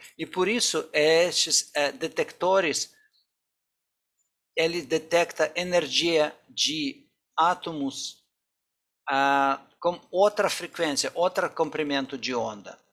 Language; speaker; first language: Portuguese; non-native, fluent; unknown